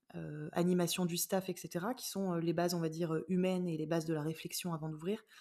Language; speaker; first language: French; native; French